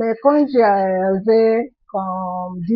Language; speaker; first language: French; non-native, fluent; Igbo